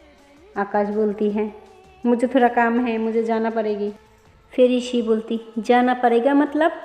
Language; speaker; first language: Hindi; non-native, local second language; Bangla